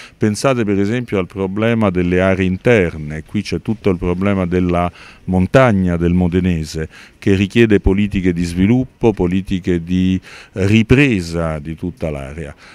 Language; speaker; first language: Italian; native; Italian